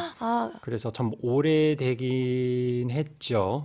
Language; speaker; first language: Korean; non-native, fluent; English